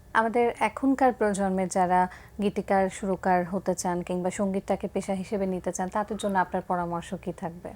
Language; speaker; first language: Bangla; native; Bangla